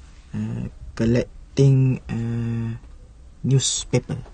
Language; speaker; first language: English; non-native, learner; Malay